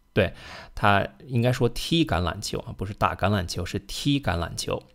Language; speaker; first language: Chinese; non-native, fluent; English